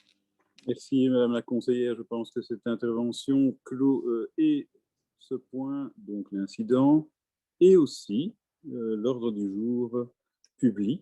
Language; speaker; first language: French; native; French